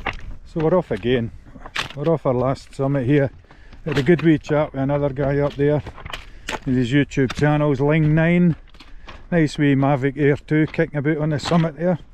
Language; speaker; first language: English; native; English